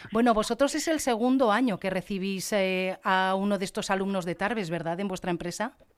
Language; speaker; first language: Spanish; native; Spanish